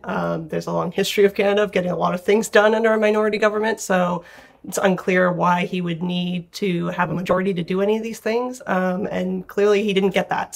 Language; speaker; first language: English; native; English